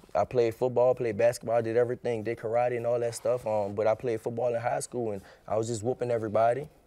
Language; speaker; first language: English; native; English